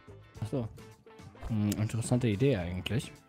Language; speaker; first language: German; native; German